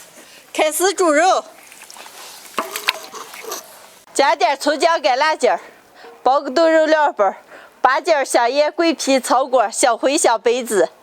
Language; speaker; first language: Chinese; native; Chinese